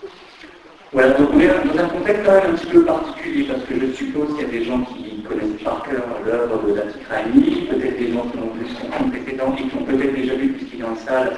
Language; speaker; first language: French; native; French